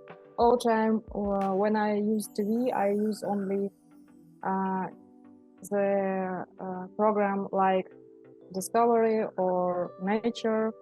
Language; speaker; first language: English; non-native, learner; Russian